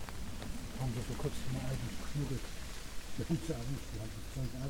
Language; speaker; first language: German; native; German